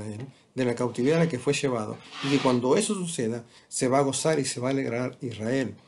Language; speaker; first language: Spanish; native; Spanish